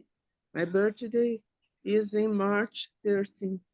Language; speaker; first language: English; non-native, learner; Portuguese